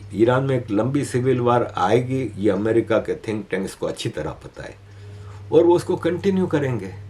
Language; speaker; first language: Hindi; native; Hindi